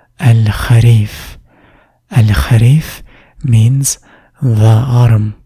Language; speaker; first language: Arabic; non-native, fluent; English